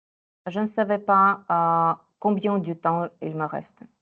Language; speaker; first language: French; non-native, fluent; Ukrainian